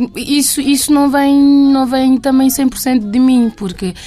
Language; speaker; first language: Portuguese; non-native, local second language; Kabuverdianu